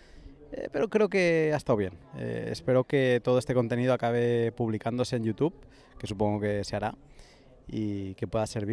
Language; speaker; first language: Spanish; native; Spanish